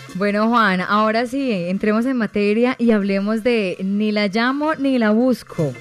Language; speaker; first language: Spanish; native; Spanish